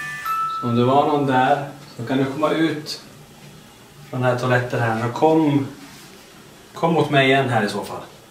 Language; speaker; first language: Swedish; native; Swedish